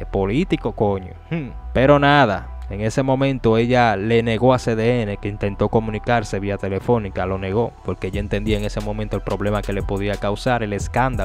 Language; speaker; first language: Spanish; native; Spanish